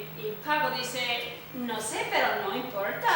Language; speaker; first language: Spanish; non-native, fluent; English